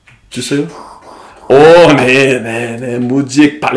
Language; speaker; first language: Korean; non-native, learner; English